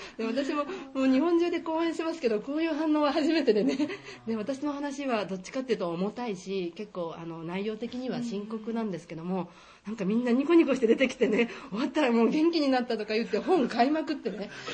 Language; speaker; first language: Japanese; native; Japanese